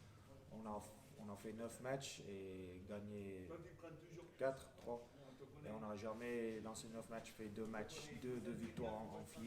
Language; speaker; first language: French; non-native, fluent; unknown